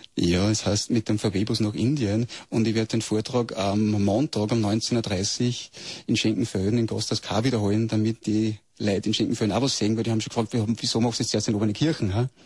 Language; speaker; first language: German; native; German